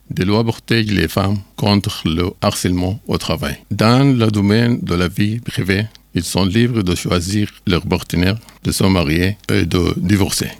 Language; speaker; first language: French; non-native, learner; Arabic